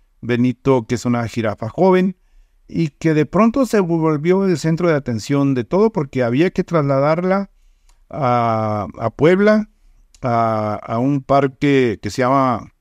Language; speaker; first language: Spanish; native; Spanish